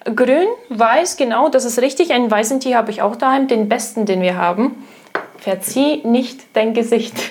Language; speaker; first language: German; non-native, fluent; Russian